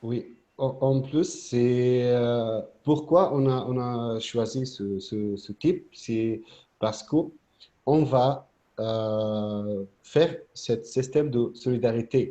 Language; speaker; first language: French; non-native, fluent; Arabic